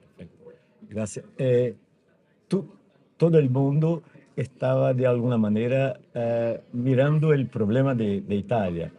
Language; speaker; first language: Spanish; non-native, fluent; Portuguese